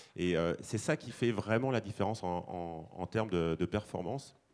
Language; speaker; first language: French; native; French